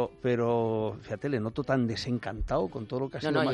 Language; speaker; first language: Spanish; native; Spanish